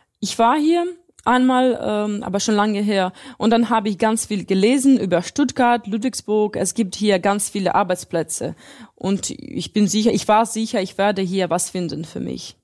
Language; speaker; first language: German; non-native, fluent; Russian